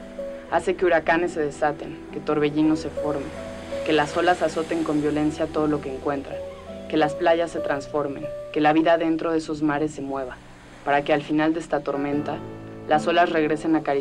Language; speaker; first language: Spanish; native; Spanish